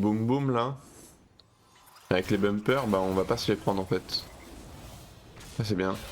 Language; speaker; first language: French; native; French